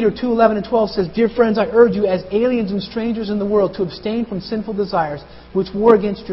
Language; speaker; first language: English; native; English